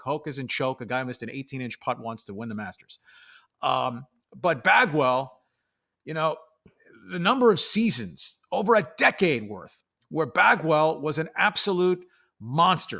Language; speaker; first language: English; native; English